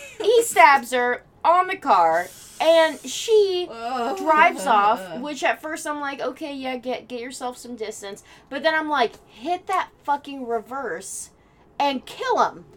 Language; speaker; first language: English; native; English